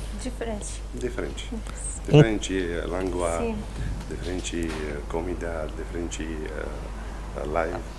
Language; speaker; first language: Portuguese; non-native, learner; Arabic